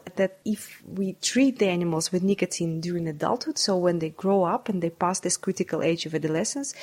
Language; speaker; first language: English; non-native, fluent; Russian